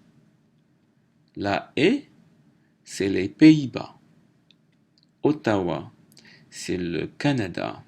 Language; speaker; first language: French; native; French